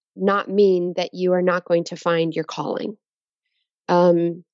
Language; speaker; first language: English; native; English